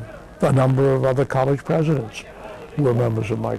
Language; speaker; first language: English; native; English